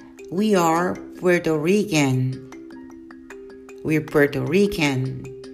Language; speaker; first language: English; non-native, fluent; Portuguese